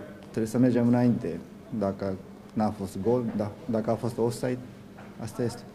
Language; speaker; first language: Romanian; non-native, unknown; Japanese